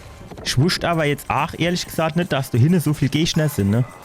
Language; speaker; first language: German; native; German